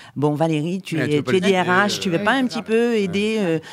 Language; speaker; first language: French; native; French